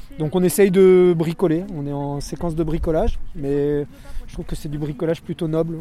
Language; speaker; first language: French; native; French